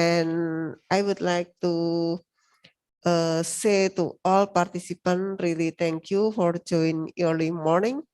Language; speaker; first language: English; non-native, learner; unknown